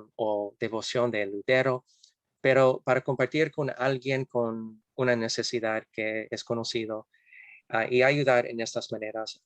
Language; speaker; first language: Spanish; non-native, fluent; English